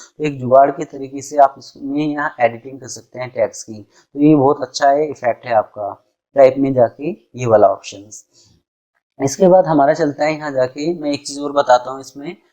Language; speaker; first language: Hindi; native; Hindi